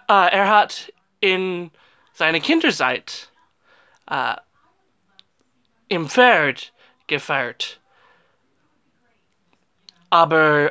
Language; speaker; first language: German; non-native, learner; English